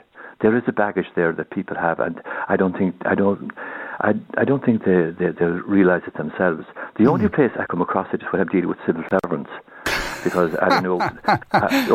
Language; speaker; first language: English; non-native, local second language; Irish